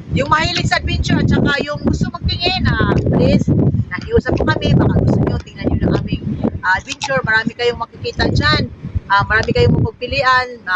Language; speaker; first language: Filipino; non-native, local second language; Cebuano